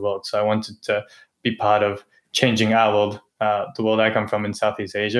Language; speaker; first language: English; native; English